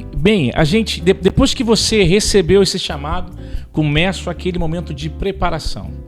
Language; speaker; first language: Portuguese; native; Portuguese